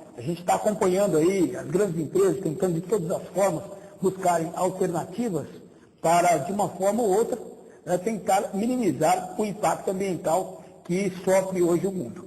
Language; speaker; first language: Portuguese; native; Portuguese